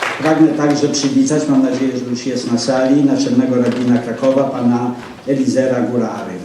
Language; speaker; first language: Polish; native; Polish